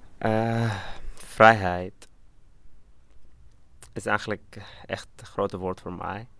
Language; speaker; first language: Dutch; non-native, fluent; Arabic